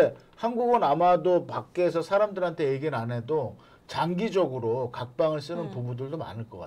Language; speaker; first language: Korean; native; Korean